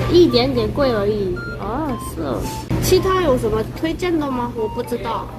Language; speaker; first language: Chinese; non-native, learner; Korean